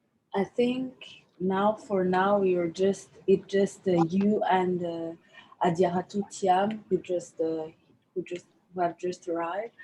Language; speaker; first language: English; non-native, fluent; French